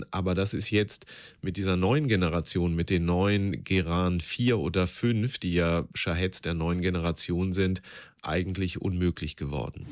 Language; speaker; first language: German; native; German